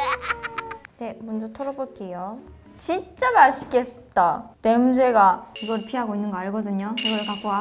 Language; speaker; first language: Korean; non-native, fluent; Japanese